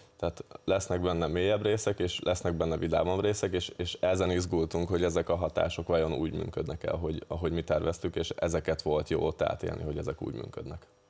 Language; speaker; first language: Hungarian; native; Hungarian